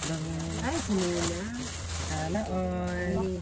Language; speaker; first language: Filipino; non-native, local second language; Cebuano